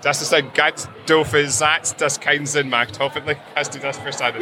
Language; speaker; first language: German; non-native, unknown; English